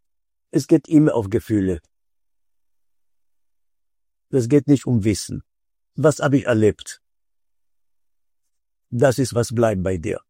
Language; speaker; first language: German; non-native, fluent; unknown